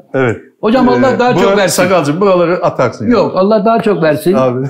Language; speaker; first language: Turkish; native; Turkish